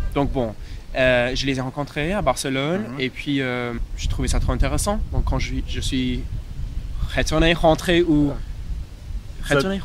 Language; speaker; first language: French; non-native, fluent; English